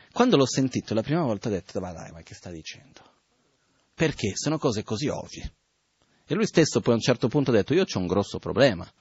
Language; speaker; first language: Italian; non-native, fluent; Portuguese